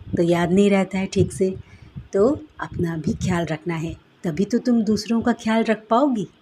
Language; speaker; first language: Hindi; non-native, local second language; Bangla